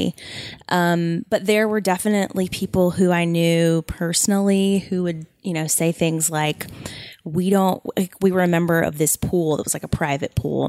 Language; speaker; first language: English; native; English